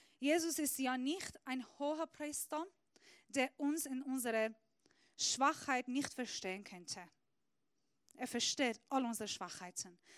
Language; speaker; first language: German; non-native, fluent; Persian